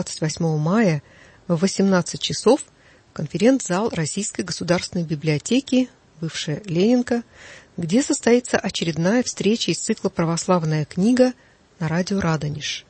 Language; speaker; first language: Russian; native; Russian